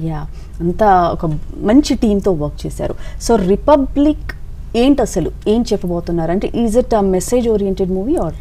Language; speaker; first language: Telugu; native; Telugu